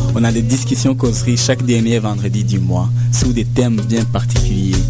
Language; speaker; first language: French; non-native, local second language; Kinyarwanda